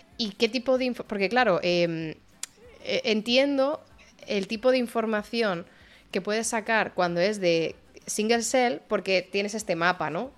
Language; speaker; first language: Spanish; native; Spanish